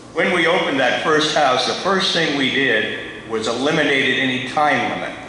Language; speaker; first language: English; native; English